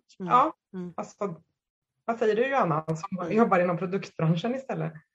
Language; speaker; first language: Swedish; native; Swedish